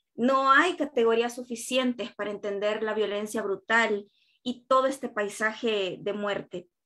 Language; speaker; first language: Spanish; native; Spanish